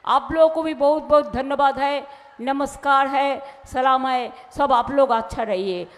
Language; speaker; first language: Hindi; non-native, local second language; Bangla